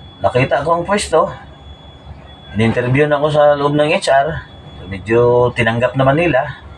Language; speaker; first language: Filipino; non-native, local second language; Hiligaynon